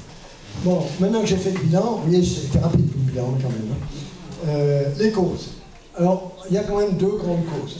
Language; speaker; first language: French; native; French